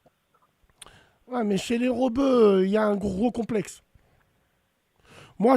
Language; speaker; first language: French; native; French